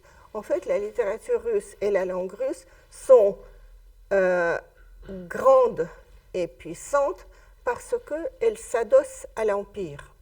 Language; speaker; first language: French; non-native, fluent; Russian